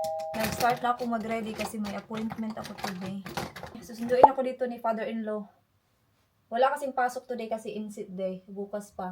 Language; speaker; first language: Filipino; native; Filipino